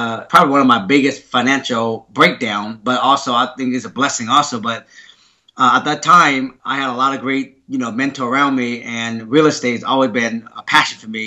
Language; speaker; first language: English; early bilingual, other home language; Vietnamese